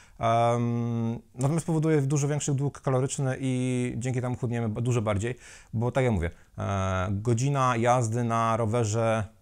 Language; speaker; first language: Polish; native; Polish